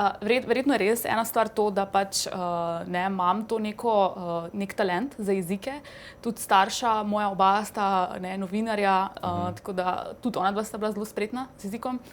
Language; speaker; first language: Slovenian; non-native, fluent; Hindi